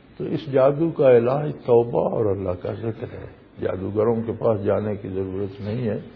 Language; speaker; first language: Urdu; non-native, local second language; Punjabi